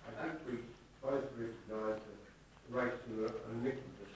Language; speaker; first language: English; native; English